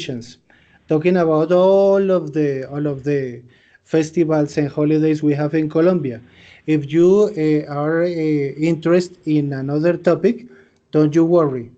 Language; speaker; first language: English; non-native, fluent; Spanish